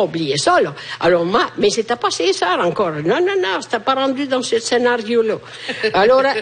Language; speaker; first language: French; native; French